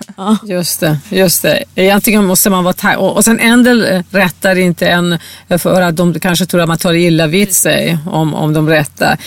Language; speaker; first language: Swedish; non-native, fluent; Persian